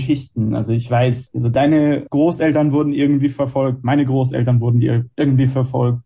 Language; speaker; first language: German; non-native, fluent; Hebrew